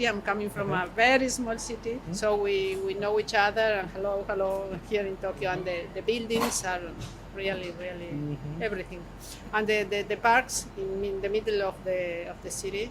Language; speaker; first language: English; non-native, learner; Spanish